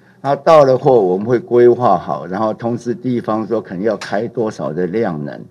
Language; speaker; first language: Chinese; native; Chinese